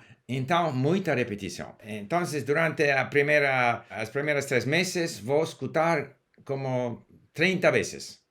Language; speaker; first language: Portuguese; non-native, learner; English